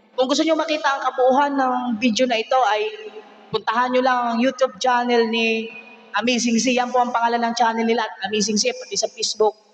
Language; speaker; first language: Filipino; non-native, local second language; Cebuano